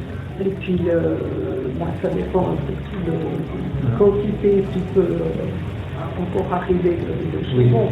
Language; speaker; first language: French; native; French